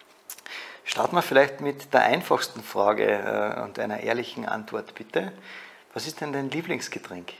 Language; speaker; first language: German; native; German